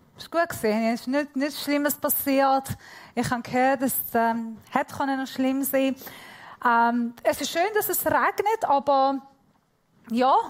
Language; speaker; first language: German; non-native, fluent; Persian